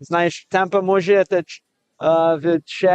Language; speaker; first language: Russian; non-native, learner; English